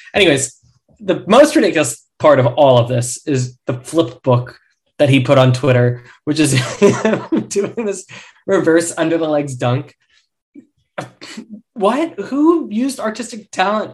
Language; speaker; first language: English; native; English